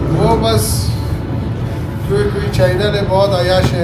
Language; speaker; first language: Hindi; non-native, local second language; Baluchi